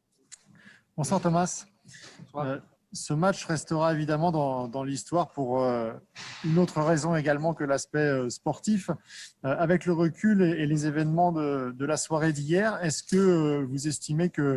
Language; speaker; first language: French; native; French